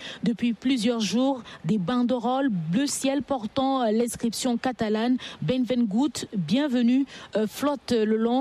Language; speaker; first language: French; native; French